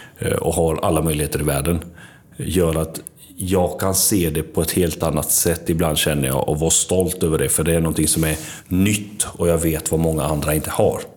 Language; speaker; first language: Swedish; early bilingual, other home language; Albanian